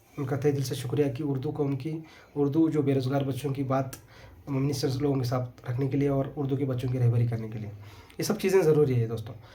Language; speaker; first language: Hindi; non-native, local second language; Urdu